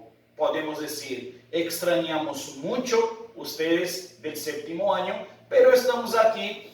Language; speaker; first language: Spanish; non-native, fluent; Portuguese